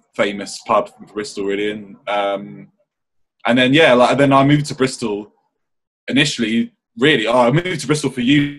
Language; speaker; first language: English; native; English